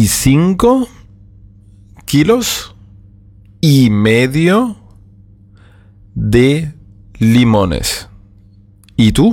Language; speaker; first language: Spanish; non-native, fluent; German